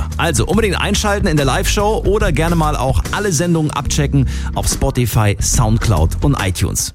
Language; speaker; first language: German; native; German